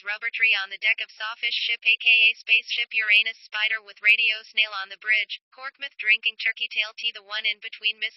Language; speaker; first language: English; non-native, fluent; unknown